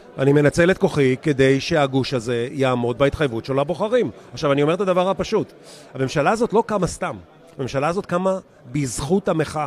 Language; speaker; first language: Hebrew; native; Hebrew